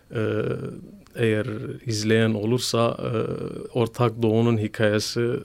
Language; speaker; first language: Turkish; non-native, fluent; Kurdish